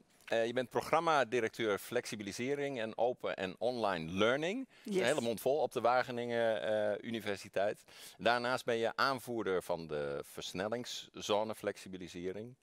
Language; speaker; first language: Dutch; native; Dutch